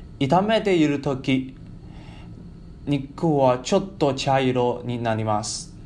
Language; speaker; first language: Japanese; non-native, learner; Chinese